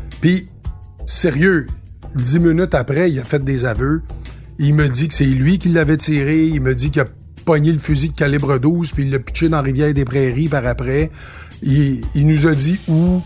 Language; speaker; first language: French; native; French